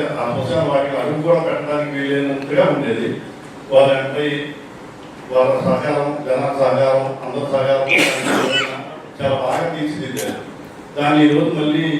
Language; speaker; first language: Telugu; native; Telugu